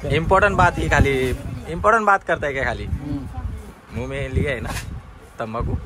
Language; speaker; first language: Hindi; non-native, local second language; Marathi